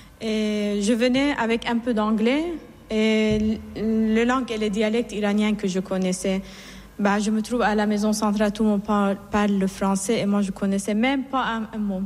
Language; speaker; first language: French; non-native, fluent; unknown